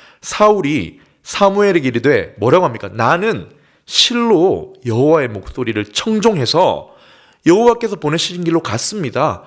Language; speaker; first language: Korean; native; Korean